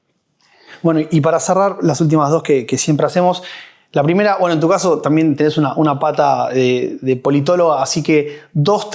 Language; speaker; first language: Spanish; native; Spanish